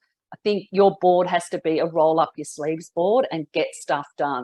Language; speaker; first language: English; native; English